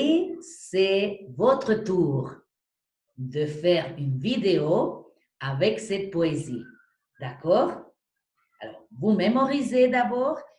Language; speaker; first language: French; non-native, fluent; Spanish